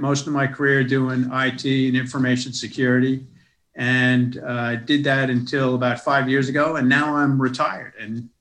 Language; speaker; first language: English; native; English